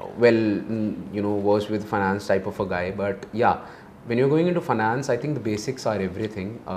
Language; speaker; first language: English; non-native, local second language; Hindi